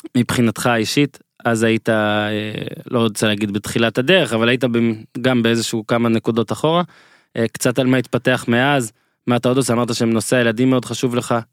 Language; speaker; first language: Hebrew; native; Hebrew